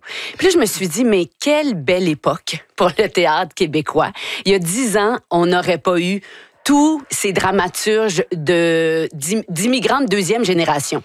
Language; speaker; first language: French; native; French